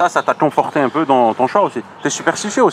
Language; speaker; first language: French; native; French